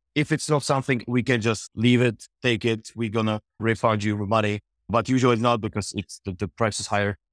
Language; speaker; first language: English; non-native, fluent; Czech